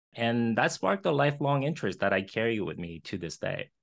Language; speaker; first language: English; early bilingual, other home language; Korean